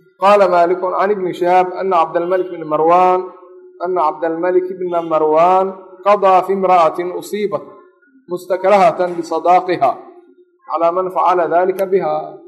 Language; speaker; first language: Arabic; non-native, local second language; Somali